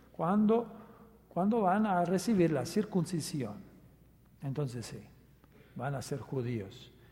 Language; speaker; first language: Spanish; non-native, fluent; Italian